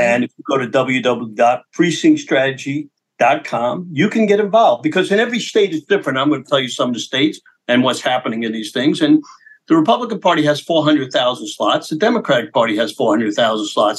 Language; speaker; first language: English; native; English